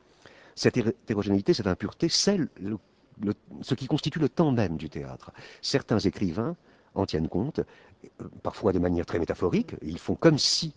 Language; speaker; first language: French; native; French